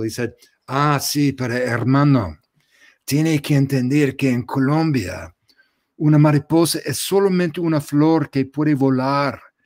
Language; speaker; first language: Spanish; non-native, fluent; English